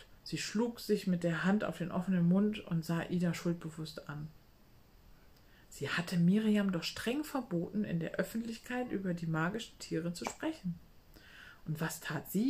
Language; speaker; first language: German; native; German